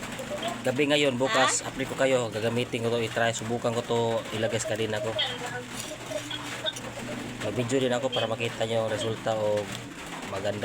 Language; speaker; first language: Filipino; non-native, local second language; Cebuano